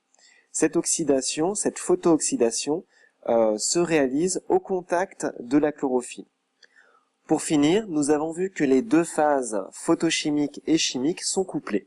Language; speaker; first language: French; native; French